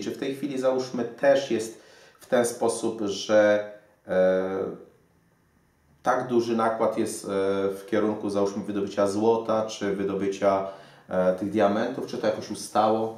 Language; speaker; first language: Polish; native; Polish